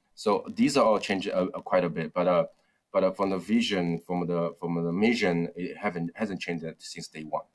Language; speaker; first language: English; non-native, fluent; Chinese